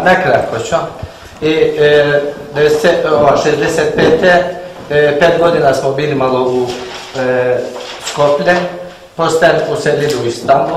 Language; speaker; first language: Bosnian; early bilingual, heritage; Bosnian